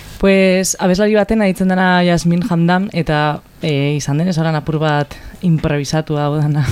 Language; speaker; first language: Basque; non-native, local second language; Spanish